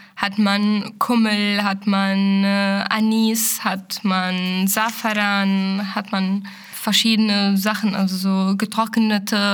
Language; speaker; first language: German; non-native, fluent; Arabic